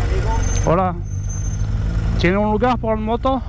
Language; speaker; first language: Spanish; non-native, learner; French